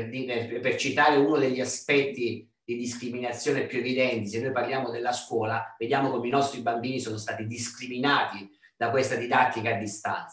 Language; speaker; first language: Italian; native; Italian